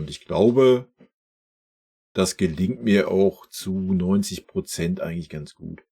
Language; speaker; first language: German; native; German